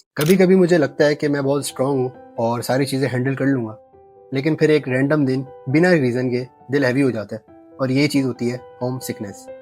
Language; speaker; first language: Urdu; native; Urdu